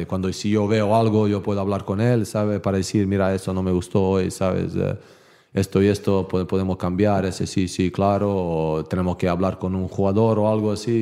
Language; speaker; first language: Spanish; non-native, learner; Bosnian